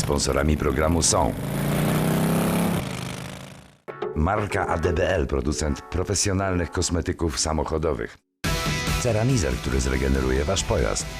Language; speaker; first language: Polish; native; Polish